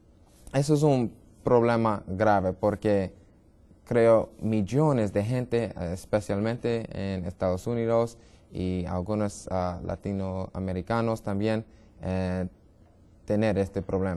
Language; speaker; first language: Spanish; non-native, learner; English